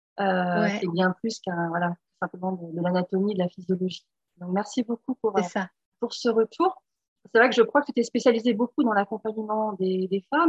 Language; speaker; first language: French; native; French